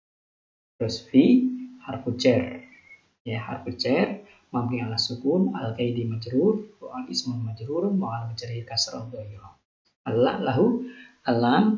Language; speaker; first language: Arabic; non-native, fluent; Indonesian